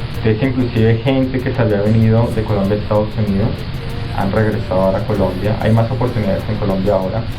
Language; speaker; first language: Spanish; native; Spanish